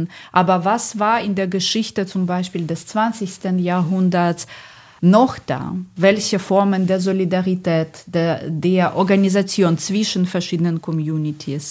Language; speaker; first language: German; non-native, fluent; Ukrainian